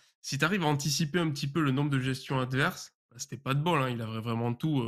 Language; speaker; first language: French; native; French